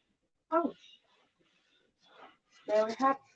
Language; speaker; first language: English; non-native, learner; Filipino